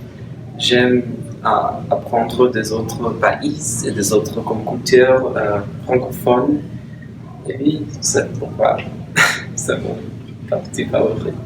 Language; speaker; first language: French; non-native, learner; English